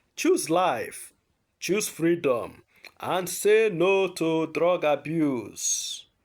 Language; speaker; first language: Nigerian Pidgin; non-native, local second language; Igbo